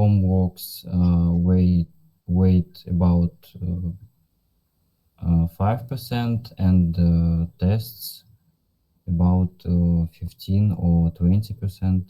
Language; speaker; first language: English; non-native, learner; Russian